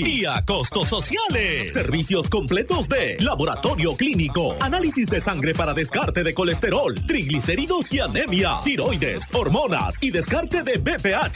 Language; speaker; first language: Spanish; native; Spanish